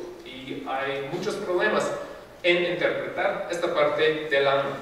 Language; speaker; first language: Spanish; non-native, fluent; English